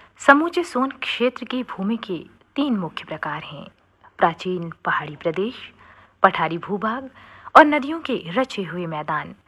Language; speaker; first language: Hindi; native; Hindi